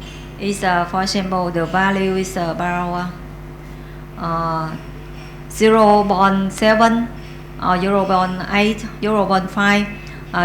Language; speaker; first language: English; non-native, learner; Vietnamese